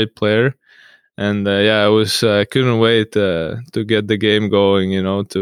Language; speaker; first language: English; non-native, fluent; Russian